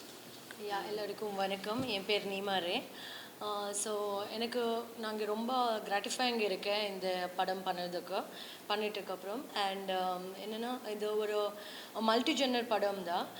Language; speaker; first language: Tamil; non-native, learner; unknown